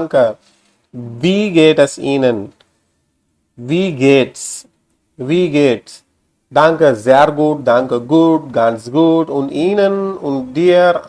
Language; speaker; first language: German; non-native, learner; Tamil